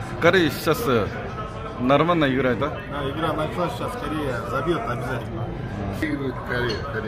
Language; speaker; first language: Russian; non-native, learner; Korean